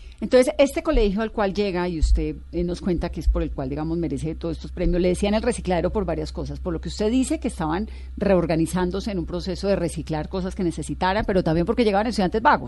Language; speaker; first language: Spanish; native; Spanish